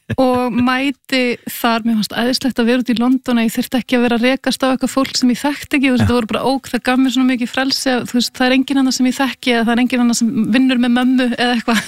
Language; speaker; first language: Icelandic; native; Icelandic